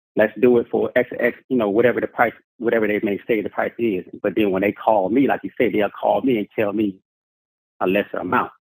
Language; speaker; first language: English; native; English